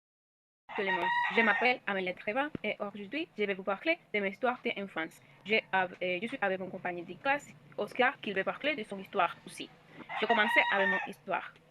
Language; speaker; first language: French; non-native, learner; Spanish